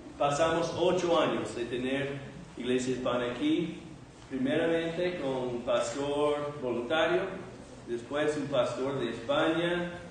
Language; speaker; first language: Spanish; non-native, fluent; English